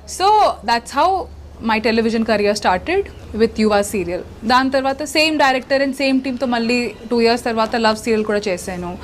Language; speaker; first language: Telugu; non-native, local second language; Odia